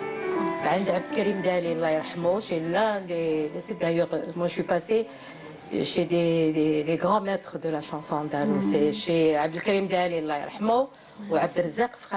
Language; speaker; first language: French; non-native, local second language; Arabic